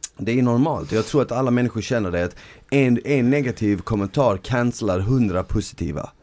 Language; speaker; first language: Swedish; native; Swedish